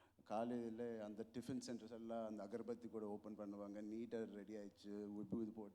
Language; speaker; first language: Tamil; non-native, local second language; Telugu